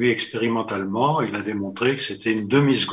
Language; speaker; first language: French; native; French